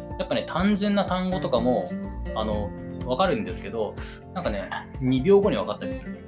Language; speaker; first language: Japanese; native; Japanese